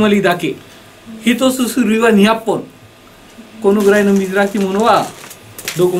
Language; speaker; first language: Japanese; non-native, learner; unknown